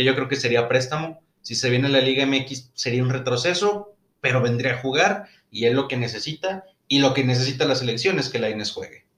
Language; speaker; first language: Spanish; native; Spanish